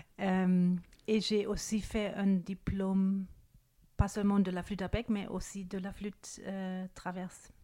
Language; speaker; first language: French; non-native, fluent; German